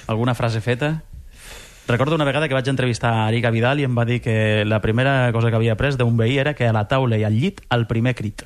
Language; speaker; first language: Catalan; native; Catalan